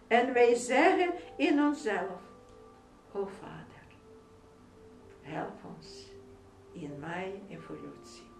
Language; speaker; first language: Dutch; non-native, fluent; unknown